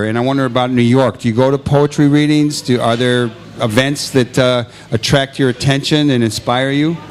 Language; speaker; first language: English; native; English